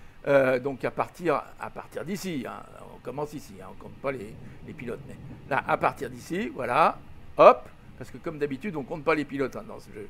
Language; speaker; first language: French; native; French